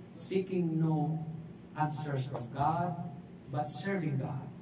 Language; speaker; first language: English; non-native, local second language; Filipino